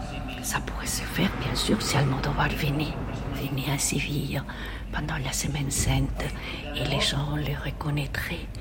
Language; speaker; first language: French; non-native, fluent; Spanish